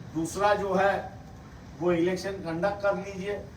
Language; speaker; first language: Hindi; non-native, local second language; Marathi